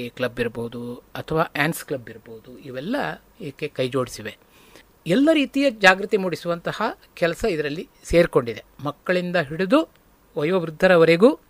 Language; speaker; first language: Kannada; native; Kannada